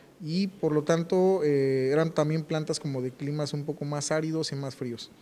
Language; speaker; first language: Spanish; native; Spanish